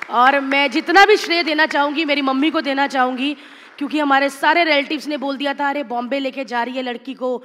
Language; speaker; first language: Hindi; native; Hindi